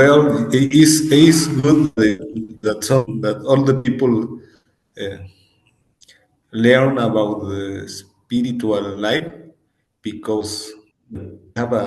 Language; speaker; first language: English; non-native, learner; Spanish